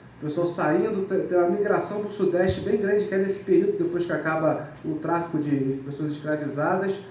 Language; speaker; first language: Portuguese; native; Portuguese